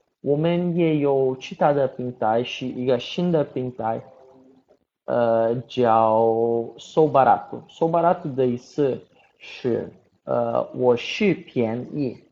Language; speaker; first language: Chinese; non-native, learner; Portuguese